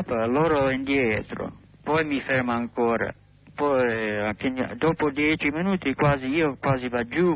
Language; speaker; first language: Italian; non-native, learner; English